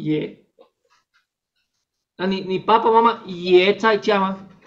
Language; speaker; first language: Chinese; non-native, fluent; Spanish